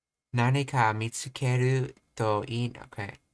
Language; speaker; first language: Japanese; non-native, learner; English